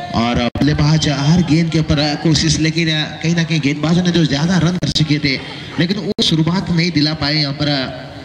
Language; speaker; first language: Hindi; non-native, local second language; Marathi